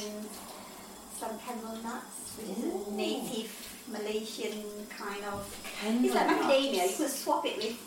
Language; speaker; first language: English; non-native, local second language; Malay